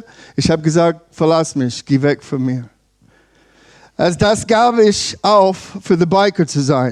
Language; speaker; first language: German; non-native, learner; English